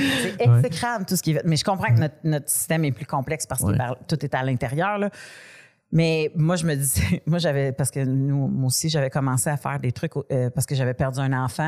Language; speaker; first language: French; native; French